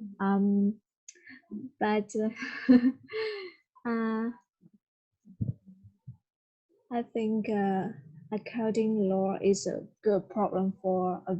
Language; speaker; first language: English; non-native, learner; Vietnamese